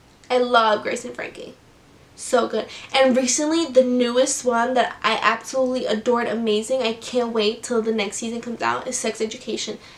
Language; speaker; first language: English; early bilingual, other home language; Portuguese